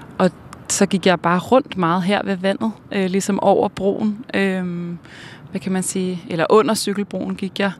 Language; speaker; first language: Danish; native; Danish